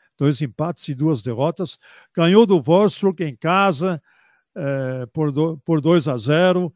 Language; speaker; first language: Portuguese; early bilingual, other home language; German